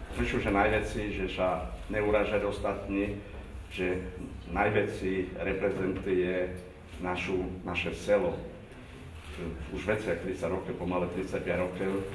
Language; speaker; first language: Slovak; non-native, local second language; Rusyn